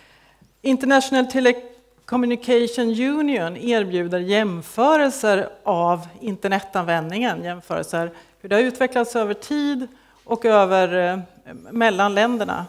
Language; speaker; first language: Swedish; native; Swedish